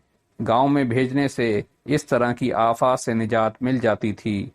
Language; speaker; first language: Urdu; native; Urdu